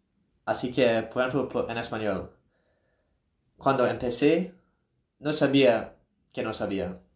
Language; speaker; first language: Spanish; non-native, learner; English